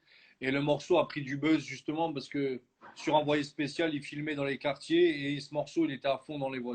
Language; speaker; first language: French; native; French